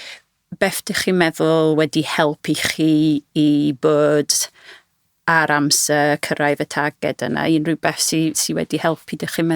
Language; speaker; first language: Welsh; non-native, fluent; English